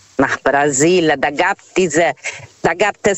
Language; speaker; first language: German; non-native, fluent; Portuguese